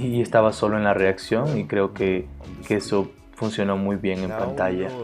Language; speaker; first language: Spanish; non-native, fluent; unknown